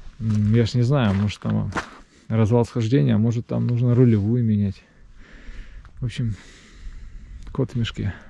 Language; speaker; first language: Russian; native; Russian